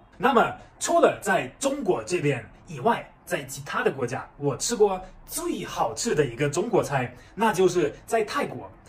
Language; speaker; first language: Chinese; non-native, fluent; German